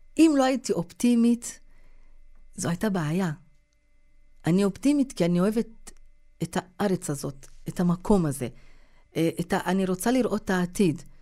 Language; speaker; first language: Hebrew; non-native, local second language; Arabic